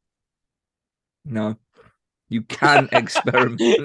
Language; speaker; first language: English; native; English